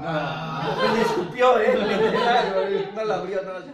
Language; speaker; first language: Spanish; native; Spanish